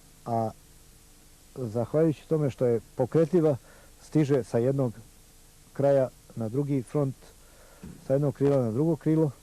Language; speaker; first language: Bosnian; native; Bosnian